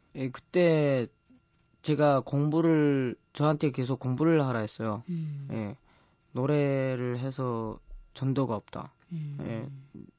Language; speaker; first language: Korean; early bilingual, heritage; Korean